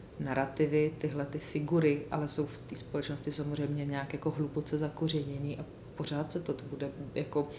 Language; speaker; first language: Czech; native; Czech